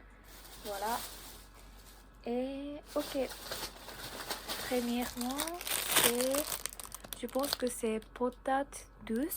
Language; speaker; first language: French; non-native, learner; Japanese